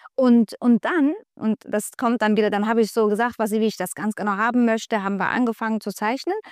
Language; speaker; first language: German; non-native, fluent; Turkish